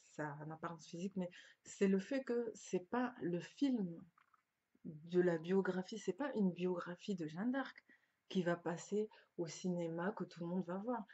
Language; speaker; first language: French; early bilingual, other home language; Lingala